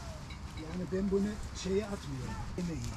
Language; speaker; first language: Turkish; native; Turkish